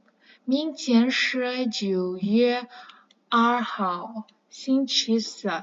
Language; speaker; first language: Chinese; non-native, fluent; Kazakh